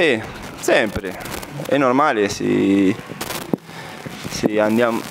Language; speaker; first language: Italian; non-native, fluent; Spanish